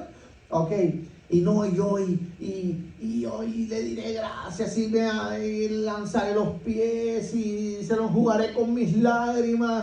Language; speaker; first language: Spanish; native; Spanish